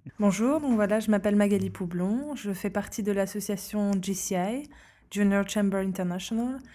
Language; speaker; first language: French; native; French